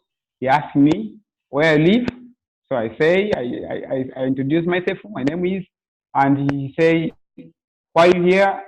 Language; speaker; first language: English; non-native, local second language; Swahili